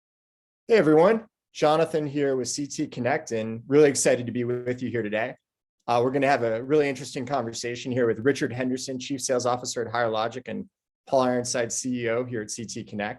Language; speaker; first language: English; native; English